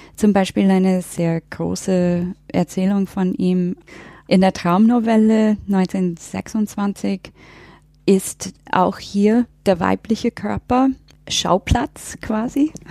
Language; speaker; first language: German; non-native, fluent; English